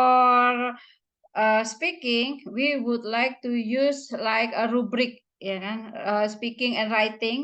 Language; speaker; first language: English; non-native, fluent; Indonesian